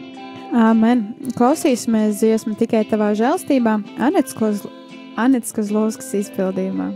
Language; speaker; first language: Latvian; native; Latvian